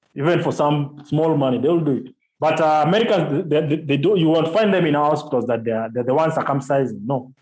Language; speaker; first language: English; non-native, local second language; Luo (Kenya and Tanzania)